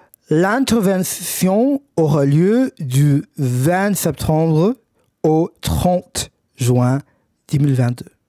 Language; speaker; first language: French; non-native, fluent; English